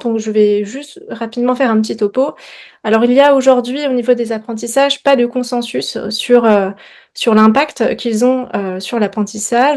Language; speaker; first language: French; native; French